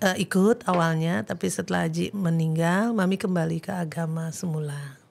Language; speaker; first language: Indonesian; native; Indonesian